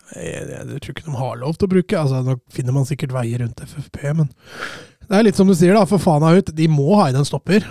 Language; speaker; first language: Norwegian; native; Norwegian